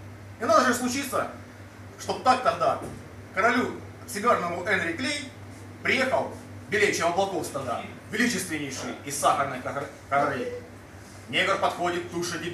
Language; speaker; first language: Russian; native; Russian